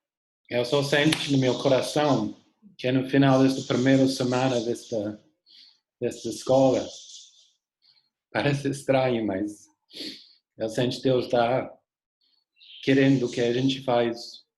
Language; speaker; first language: Portuguese; non-native, fluent; English